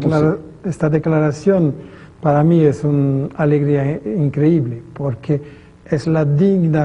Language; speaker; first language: Spanish; non-native, fluent; French